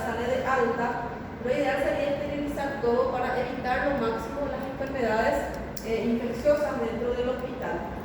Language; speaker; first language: Spanish; native; Spanish